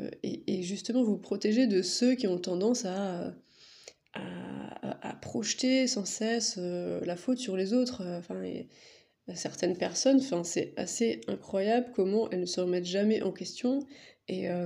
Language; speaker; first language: French; native; French